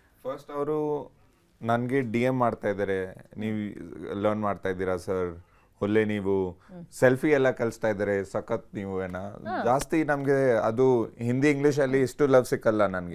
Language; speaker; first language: Kannada; non-native, learner; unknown